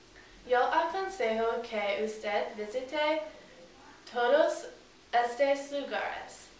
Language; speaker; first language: Spanish; non-native, learner; English